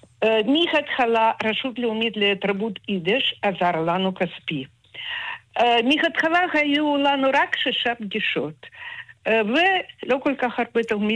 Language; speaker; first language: Hebrew; non-native, fluent; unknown